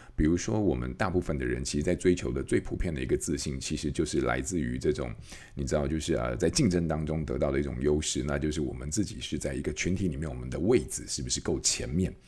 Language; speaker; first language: Chinese; native; Chinese